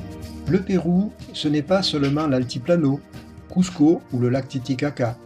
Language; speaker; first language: French; native; French